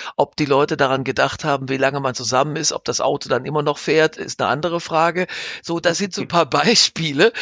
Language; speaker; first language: German; native; German